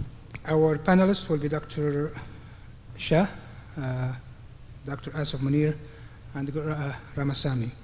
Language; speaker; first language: English; non-native, fluent; Arabic